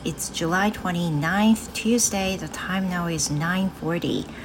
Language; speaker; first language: English; non-native, fluent; Japanese